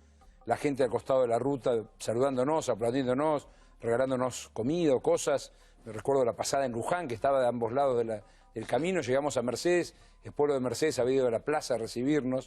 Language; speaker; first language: Spanish; native; Spanish